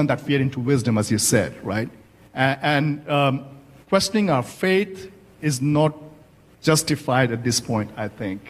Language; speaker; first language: English; non-native, local second language; Malayalam